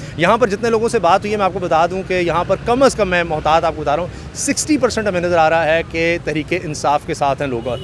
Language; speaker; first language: Urdu; native; Urdu